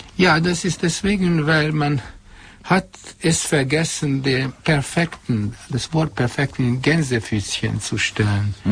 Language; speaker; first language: German; non-native, fluent; Hungarian